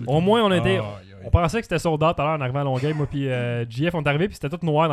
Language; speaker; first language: French; native; French